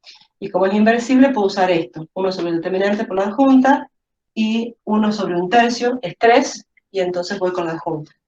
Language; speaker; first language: Spanish; native; Spanish